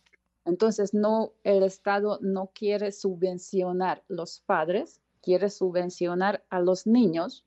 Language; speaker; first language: Spanish; non-native, fluent; Hungarian